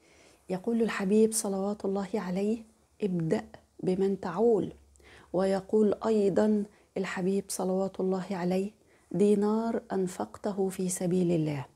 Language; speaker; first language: Arabic; native; Arabic